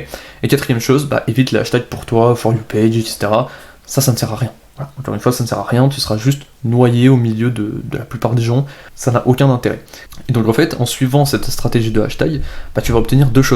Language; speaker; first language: French; native; French